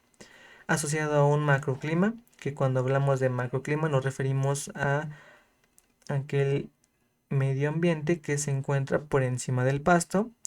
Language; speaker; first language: Spanish; native; Spanish